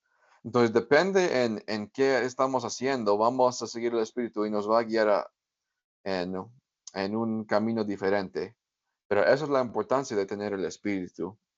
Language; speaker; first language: Spanish; non-native, fluent; English